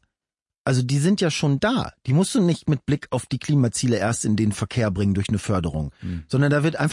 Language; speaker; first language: German; native; German